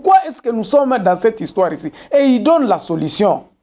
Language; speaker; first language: French; non-native, local second language; Lingala